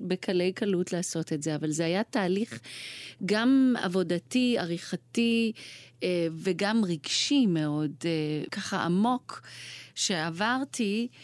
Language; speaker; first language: Hebrew; early bilingual, other home language; Persian